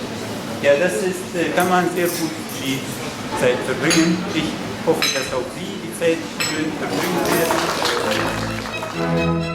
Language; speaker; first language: German; non-native, fluent; Russian